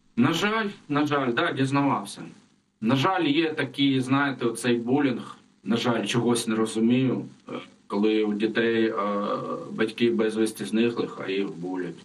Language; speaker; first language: Ukrainian; non-native, local second language; Russian